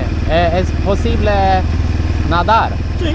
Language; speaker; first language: Spanish; non-native, learner; English